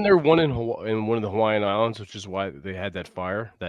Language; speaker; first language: English; native; English